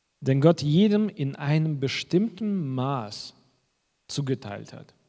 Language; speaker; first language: German; non-native, fluent; Russian